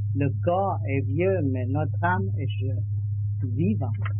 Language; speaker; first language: French; non-native, learner; Vietnamese